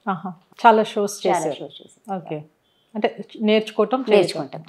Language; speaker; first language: Telugu; native; Telugu